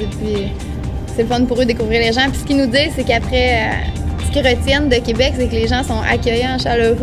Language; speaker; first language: French; native; French